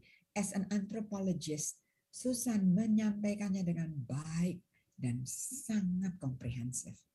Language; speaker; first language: Indonesian; native; Indonesian